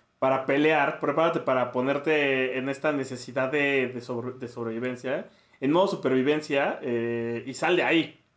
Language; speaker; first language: Spanish; native; Spanish